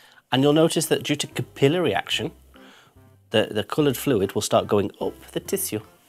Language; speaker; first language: English; native; English